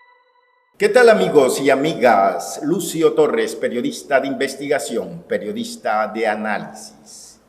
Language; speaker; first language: Spanish; native; Spanish